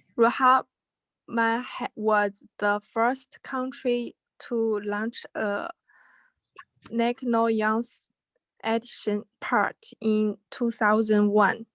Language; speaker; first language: English; non-native, learner; Chinese